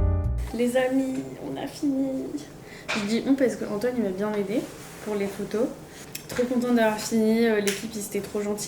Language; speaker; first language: French; native; French